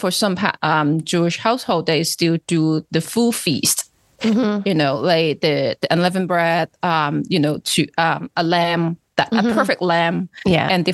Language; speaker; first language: English; non-native, local second language; Cantonese